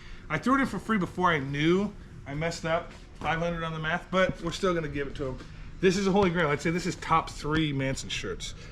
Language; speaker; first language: English; native; English